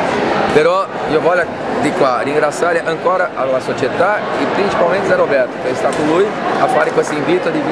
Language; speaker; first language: Italian; non-native, fluent; Portuguese